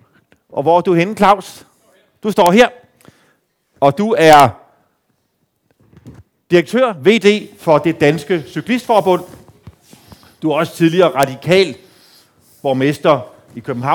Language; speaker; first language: Danish; native; Danish